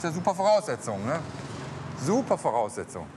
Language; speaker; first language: German; native; German